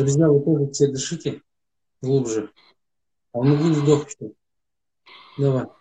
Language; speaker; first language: Russian; native; Russian